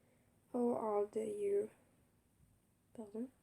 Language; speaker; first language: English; non-native, learner; French